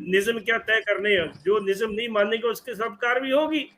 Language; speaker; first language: Hindi; non-native, local second language; Punjabi